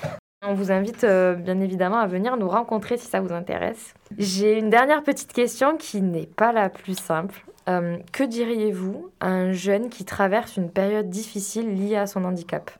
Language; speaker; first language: French; native; French